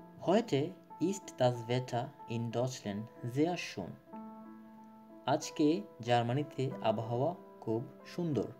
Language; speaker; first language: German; non-native, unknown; Bangla